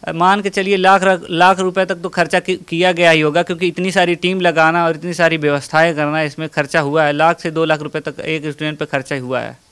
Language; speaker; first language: Hindi; native; Hindi